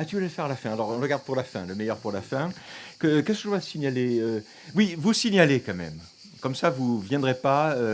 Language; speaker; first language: French; native; French